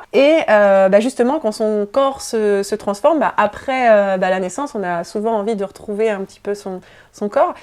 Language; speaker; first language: French; native; French